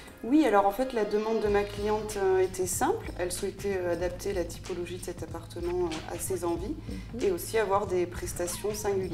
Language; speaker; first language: French; native; French